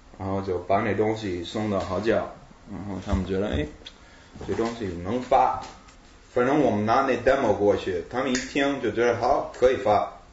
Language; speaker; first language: Chinese; non-native, fluent; English